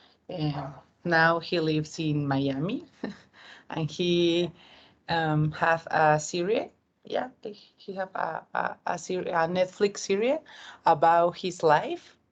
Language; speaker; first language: English; non-native, learner; Spanish